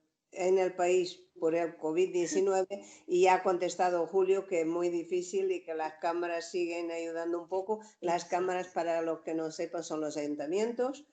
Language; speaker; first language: Spanish; non-native, fluent; Portuguese